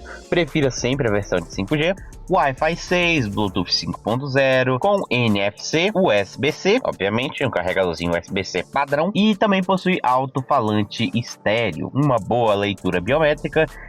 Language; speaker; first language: Portuguese; native; Portuguese